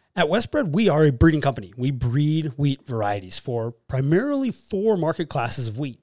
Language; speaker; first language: English; native; English